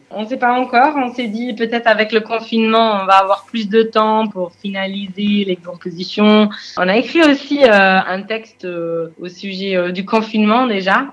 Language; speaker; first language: French; non-native, fluent; German